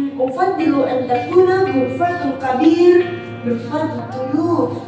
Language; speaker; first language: Arabic; non-native, learner; Indonesian